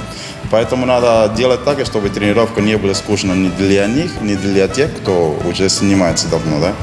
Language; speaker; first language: Russian; non-native, fluent; Spanish